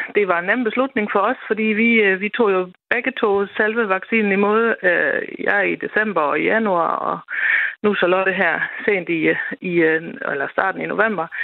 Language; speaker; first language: Danish; non-native, fluent; German